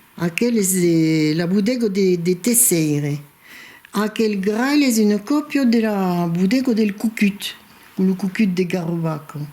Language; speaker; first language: Occitan; non-native, local second language; French